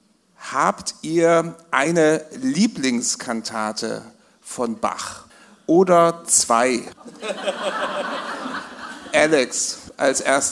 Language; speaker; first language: German; native; German